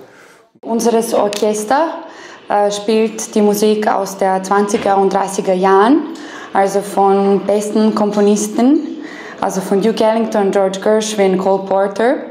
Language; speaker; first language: German; non-native, fluent; Serbian